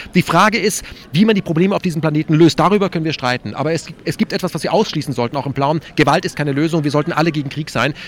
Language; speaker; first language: German; native; German